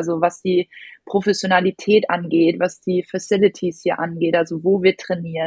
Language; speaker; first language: German; native; German